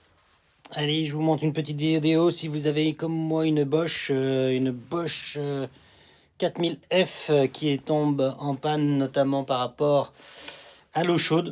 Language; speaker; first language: French; native; French